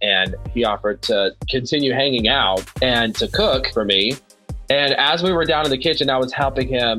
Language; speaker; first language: English; native; English